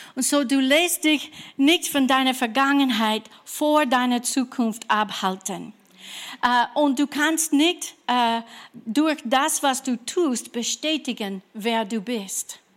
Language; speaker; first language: German; non-native, fluent; English